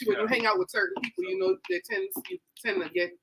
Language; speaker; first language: English; native; English